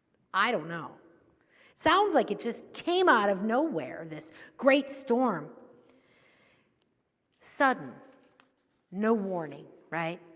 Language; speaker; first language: English; native; English